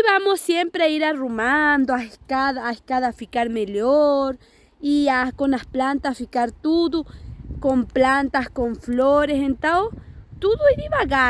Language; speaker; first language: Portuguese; non-native, learner; Spanish